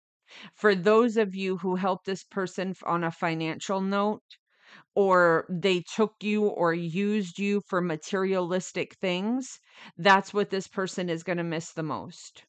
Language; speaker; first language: English; native; English